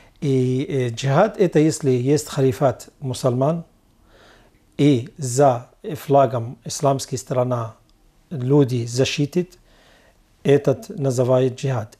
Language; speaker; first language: Russian; non-native, learner; Arabic